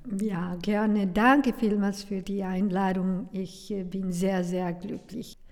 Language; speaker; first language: German; non-native, learner; Spanish